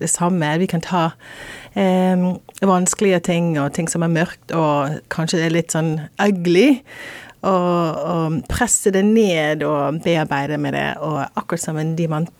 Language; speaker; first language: Norwegian; non-native, fluent; English